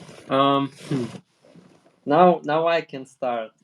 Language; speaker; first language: English; non-native, learner; Russian